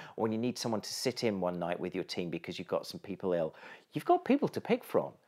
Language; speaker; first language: English; native; English